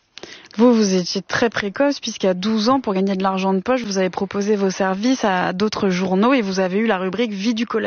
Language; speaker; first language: French; native; French